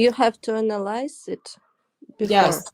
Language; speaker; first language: English; non-native, learner; Russian